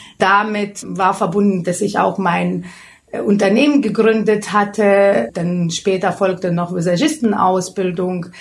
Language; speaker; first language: German; non-native, fluent; Lithuanian